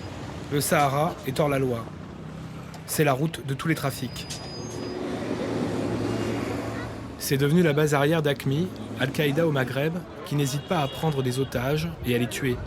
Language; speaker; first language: French; native; French